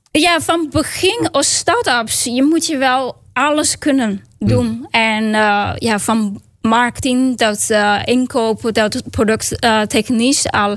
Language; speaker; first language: Dutch; non-native, learner; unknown